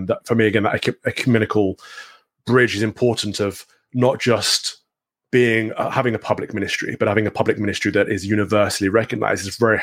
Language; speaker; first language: English; native; English